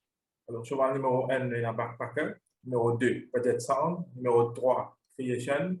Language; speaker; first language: French; non-native, local second language; Morisyen